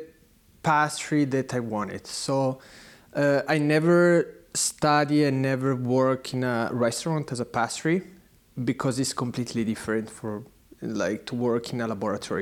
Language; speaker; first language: English; non-native, learner; Italian